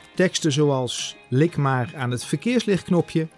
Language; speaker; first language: Dutch; native; Dutch